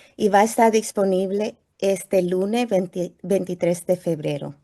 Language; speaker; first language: Spanish; early bilingual, heritage; Spanish